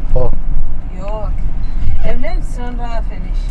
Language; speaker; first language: Turkish; non-native, learner; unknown